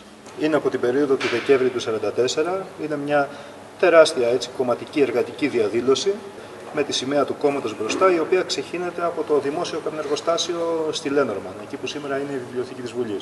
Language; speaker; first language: Greek; native; Greek